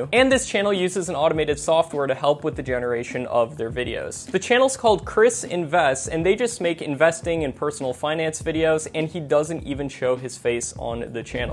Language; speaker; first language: English; native; English